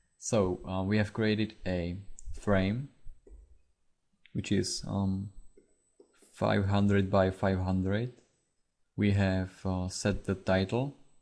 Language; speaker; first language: English; non-native, fluent; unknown